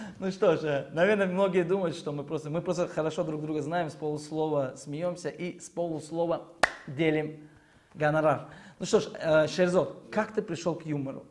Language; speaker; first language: Russian; non-native, local second language; Tajik